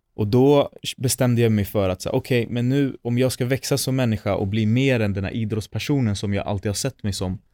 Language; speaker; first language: Swedish; native; Swedish